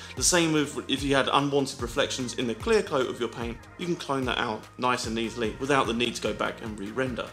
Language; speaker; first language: English; native; English